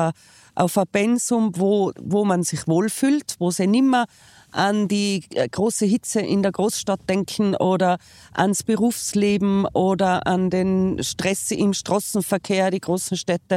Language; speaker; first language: German; native; German